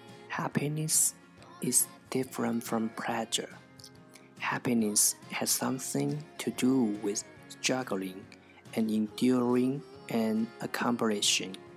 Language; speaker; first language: English; non-native, fluent; Chinese